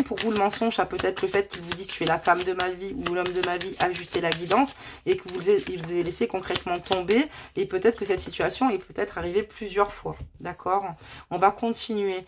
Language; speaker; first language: French; native; French